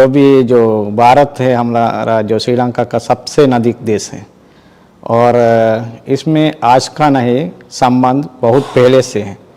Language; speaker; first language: Hindi; non-native, fluent; Sinhala